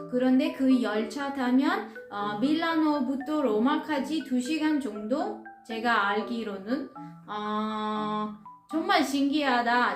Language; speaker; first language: Korean; non-native, fluent; Italian